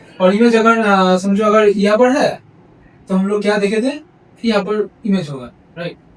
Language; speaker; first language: Hindi; non-native, local second language; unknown